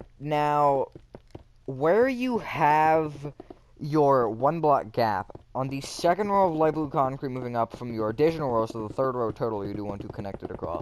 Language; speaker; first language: English; native; English